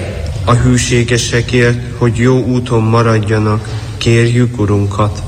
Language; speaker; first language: Hungarian; native; Hungarian